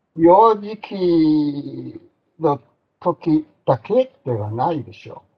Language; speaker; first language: Japanese; non-native, fluent; Chinese